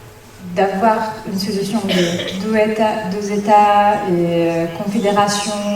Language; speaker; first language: French; non-native, fluent; Arabic